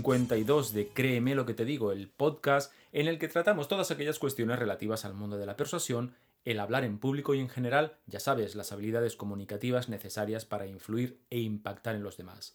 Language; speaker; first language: Spanish; native; Spanish